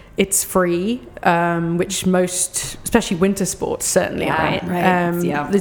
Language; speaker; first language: English; native; English